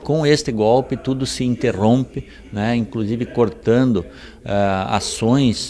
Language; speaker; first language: Portuguese; native; Portuguese